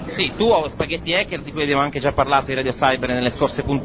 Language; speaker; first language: Italian; native; Italian